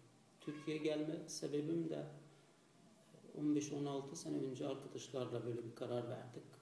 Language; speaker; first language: Turkish; non-native, fluent; Azerbaijani